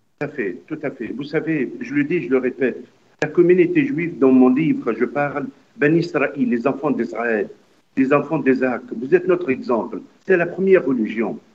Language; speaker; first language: French; non-native, local second language; Arabic